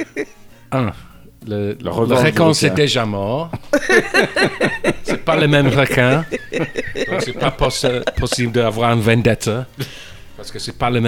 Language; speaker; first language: French; non-native, fluent; English